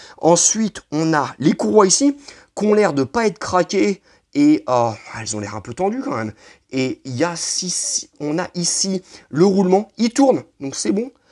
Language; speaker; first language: French; native; French